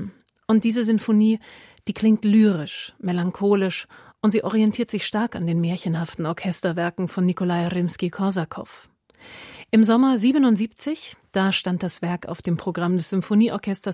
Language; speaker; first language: German; native; German